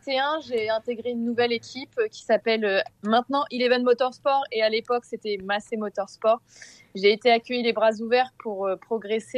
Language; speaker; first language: French; native; French